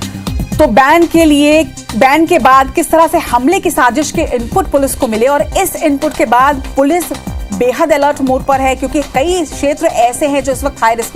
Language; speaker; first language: Hindi; native; Hindi